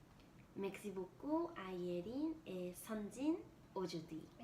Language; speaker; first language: French; non-native, learner; Korean